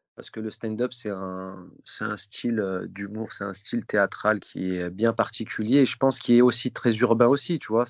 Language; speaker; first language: French; native; French